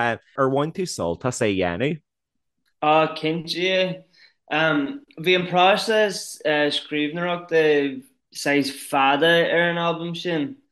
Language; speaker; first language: Irish; non-native, local second language; English